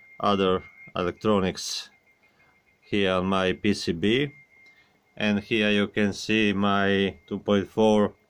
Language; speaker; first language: English; non-native, learner; Croatian